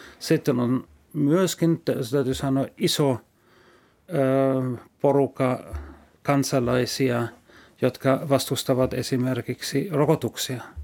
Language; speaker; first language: Finnish; non-native, fluent; German